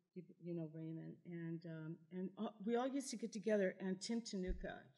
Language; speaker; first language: English; native; English